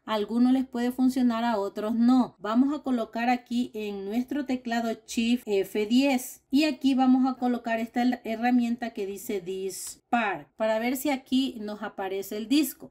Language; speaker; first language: Spanish; native; Spanish